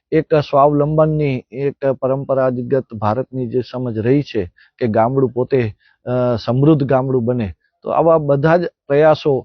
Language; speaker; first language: Gujarati; native; Gujarati